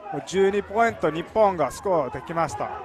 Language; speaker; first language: Japanese; non-native, learner; English